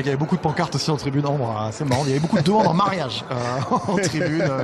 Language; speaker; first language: French; native; French